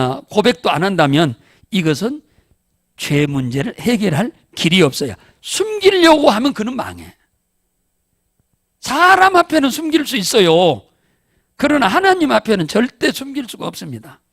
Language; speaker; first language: Korean; native; Korean